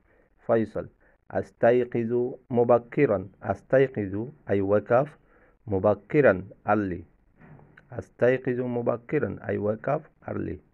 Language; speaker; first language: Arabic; non-native, fluent; Bangla